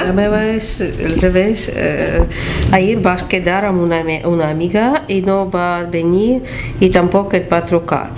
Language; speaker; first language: Catalan; non-native, learner; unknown